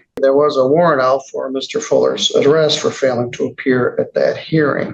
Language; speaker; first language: English; native; English